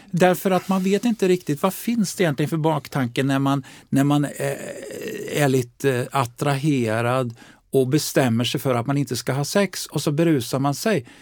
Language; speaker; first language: Swedish; native; Swedish